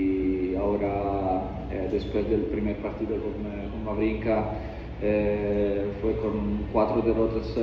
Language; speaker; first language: Spanish; non-native, learner; Italian